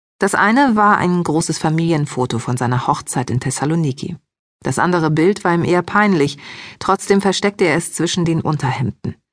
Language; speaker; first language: German; early bilingual, other home language; Greek